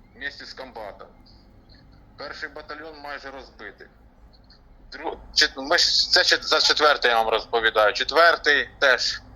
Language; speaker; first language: Ukrainian; non-native, local second language; Russian